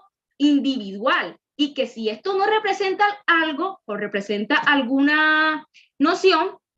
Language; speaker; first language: Spanish; native; Spanish